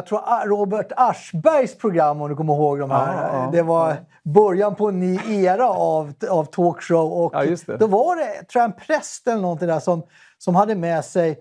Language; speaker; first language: Swedish; native; Swedish